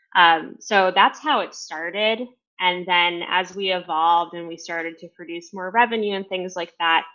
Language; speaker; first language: English; native; English